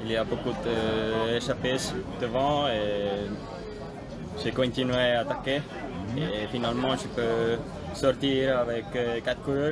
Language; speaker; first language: French; non-native, learner; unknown